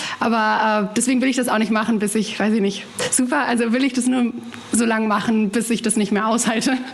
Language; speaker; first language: German; early bilingual, other home language; Arabic